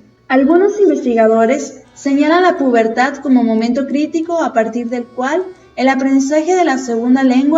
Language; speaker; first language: Spanish; native; Spanish